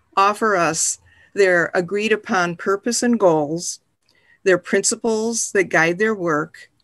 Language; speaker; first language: English; native; English